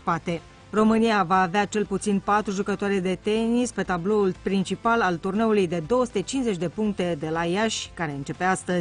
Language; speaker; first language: Romanian; native; Romanian